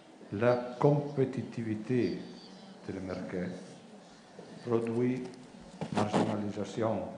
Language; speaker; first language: French; non-native, learner; Italian